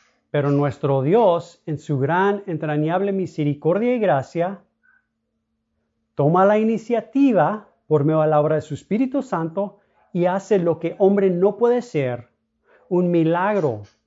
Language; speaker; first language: Spanish; non-native, fluent; English